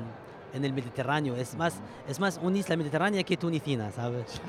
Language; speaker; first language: Spanish; non-native, fluent; Arabic